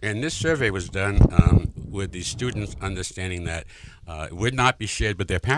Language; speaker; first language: English; native; English